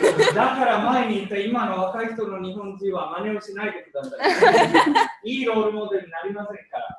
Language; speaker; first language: Japanese; native; Japanese